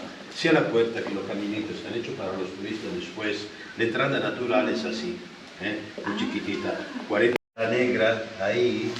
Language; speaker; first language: Spanish; non-native, fluent; Italian